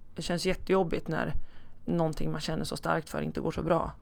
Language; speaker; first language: Swedish; native; Swedish